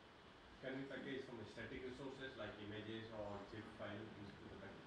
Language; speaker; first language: English; non-native, learner; Japanese